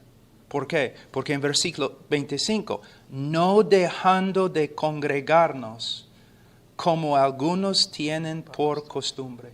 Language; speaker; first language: Spanish; non-native, fluent; English